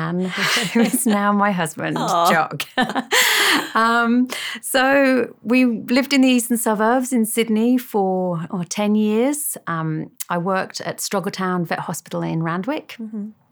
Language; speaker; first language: English; native; English